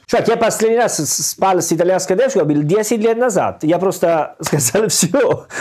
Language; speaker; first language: Russian; non-native, fluent; Italian